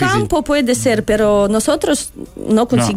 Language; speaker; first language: Spanish; non-native, learner; Russian